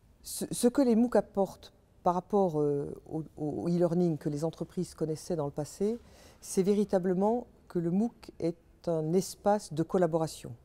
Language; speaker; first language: French; native; French